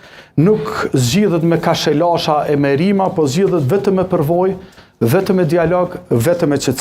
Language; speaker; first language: Albanian; native; Albanian